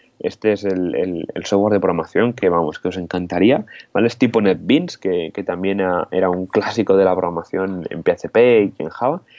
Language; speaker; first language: Spanish; non-native, local second language; Catalan